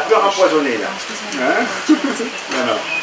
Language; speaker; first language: French; native; French